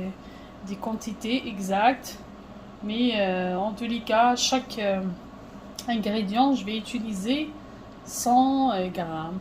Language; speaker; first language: French; non-native, fluent; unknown